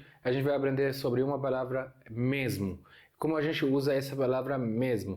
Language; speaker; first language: Portuguese; non-native, fluent; Arabic